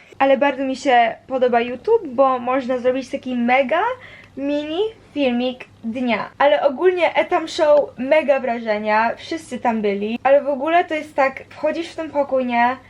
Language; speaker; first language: Polish; early bilingual, heritage; Polish